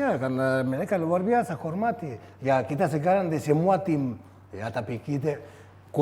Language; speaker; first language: Indonesian; non-native, fluent; Spanish